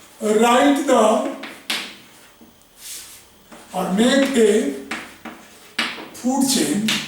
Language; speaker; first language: English; non-native, local second language; Hindi